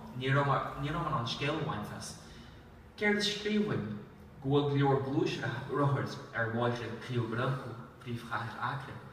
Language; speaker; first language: Irish; non-native, fluent; Dutch